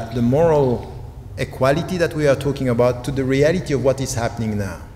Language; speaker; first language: English; non-native, fluent; French